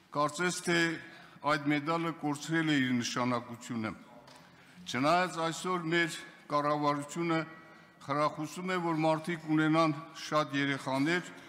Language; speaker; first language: Armenian; non-native, local second language; Kurdish